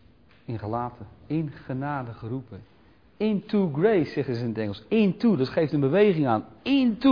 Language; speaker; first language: Dutch; native; Dutch